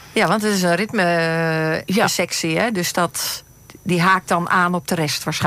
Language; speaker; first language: Dutch; native; Dutch